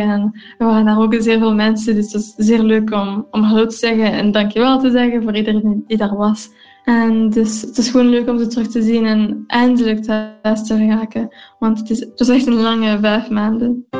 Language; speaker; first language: Dutch; non-native, local second language; English